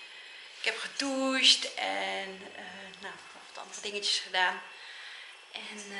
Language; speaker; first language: Dutch; native; Dutch